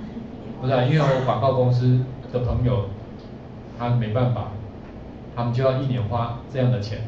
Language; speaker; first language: Chinese; native; Chinese